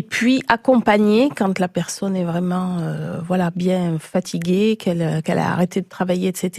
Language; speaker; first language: French; native; French